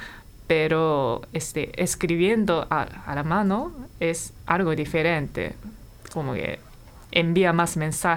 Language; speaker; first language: Spanish; non-native, fluent; Japanese